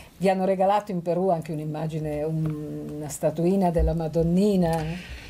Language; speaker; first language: Italian; native; Italian